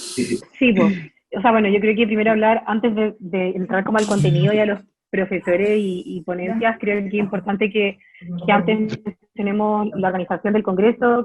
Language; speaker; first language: Spanish; native; Spanish